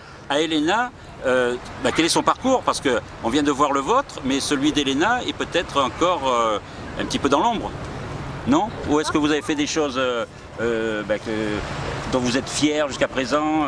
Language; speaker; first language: French; native; French